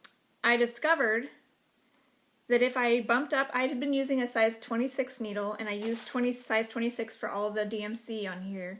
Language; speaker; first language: English; native; English